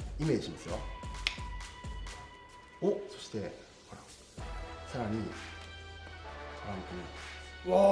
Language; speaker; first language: Japanese; non-native, learner; Korean